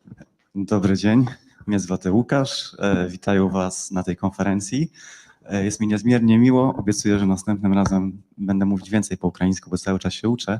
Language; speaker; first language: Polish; native; Polish